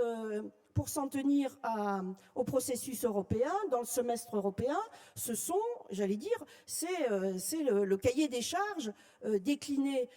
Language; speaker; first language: French; native; French